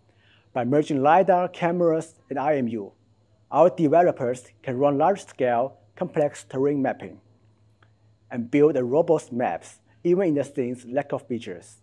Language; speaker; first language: English; non-native, fluent; Chinese